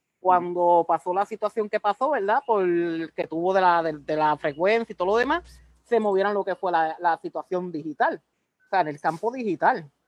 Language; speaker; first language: Spanish; native; Spanish